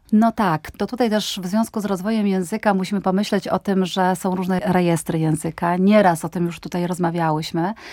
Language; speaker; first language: Polish; native; Polish